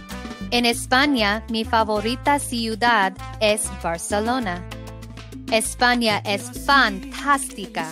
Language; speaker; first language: Spanish; non-native, fluent; English